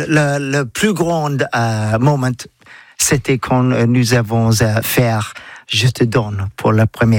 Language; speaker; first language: French; non-native, learner; English